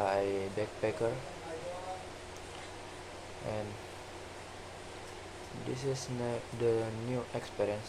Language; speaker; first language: English; non-native, learner; Indonesian